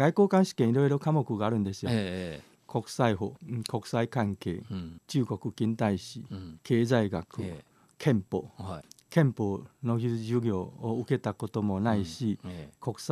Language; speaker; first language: Japanese; non-native, fluent; Chinese